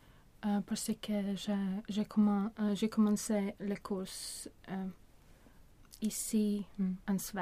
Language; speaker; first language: French; non-native, learner; Swedish